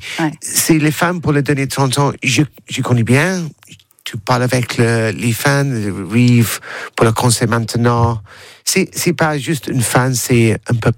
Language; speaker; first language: French; non-native, learner; English